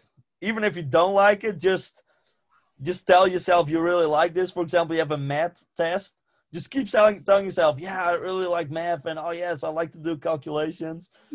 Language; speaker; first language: English; non-native, fluent; Western Frisian